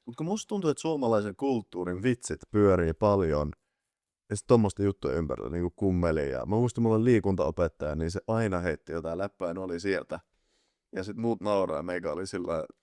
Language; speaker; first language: Finnish; early bilingual, other home language; Persian